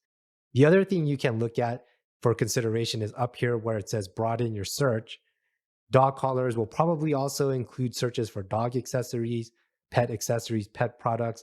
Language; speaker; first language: English; native; English